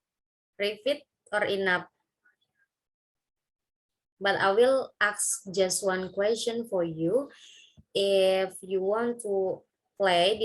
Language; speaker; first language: English; non-native, learner; Indonesian